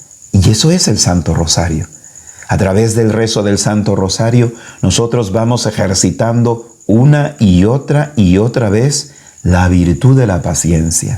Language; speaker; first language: Spanish; native; Spanish